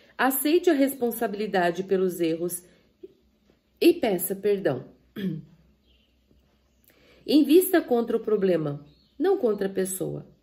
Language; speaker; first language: Portuguese; native; Portuguese